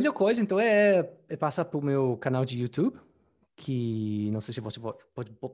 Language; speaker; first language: Portuguese; non-native, fluent; English